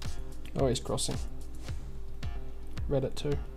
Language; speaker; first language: English; native; English